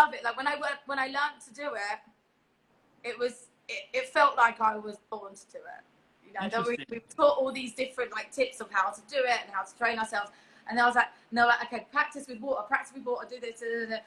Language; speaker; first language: English; native; English